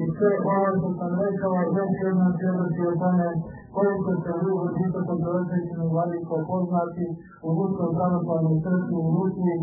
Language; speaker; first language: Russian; non-native, learner; Serbian